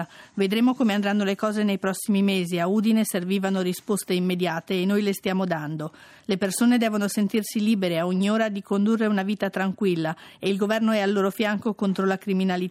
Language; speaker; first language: Italian; native; Italian